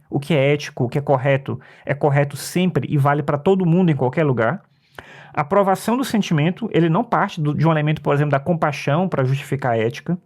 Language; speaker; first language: Portuguese; native; Portuguese